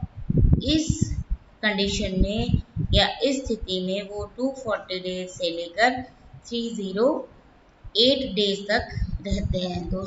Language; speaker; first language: Hindi; native; Hindi